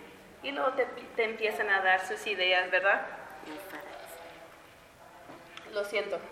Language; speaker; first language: Spanish; early bilingual, heritage; Spanish